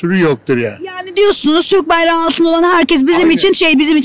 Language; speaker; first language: Turkish; native; Turkish